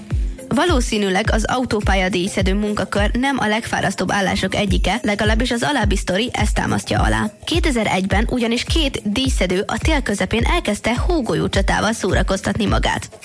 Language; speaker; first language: Hungarian; native; Hungarian